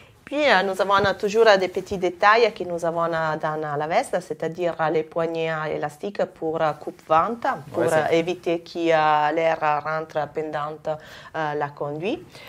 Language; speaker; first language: French; non-native, fluent; Italian